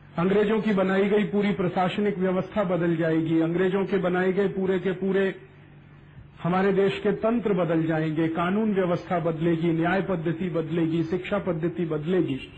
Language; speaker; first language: Hindi; native; Hindi